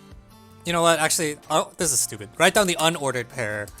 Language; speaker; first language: English; native; English